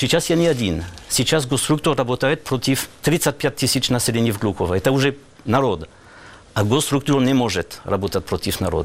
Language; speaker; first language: Russian; non-native, learner; French